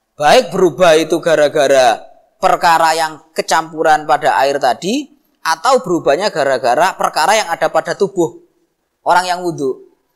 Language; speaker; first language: Indonesian; non-native, local second language; Javanese